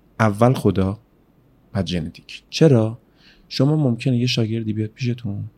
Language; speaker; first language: Persian; native; Persian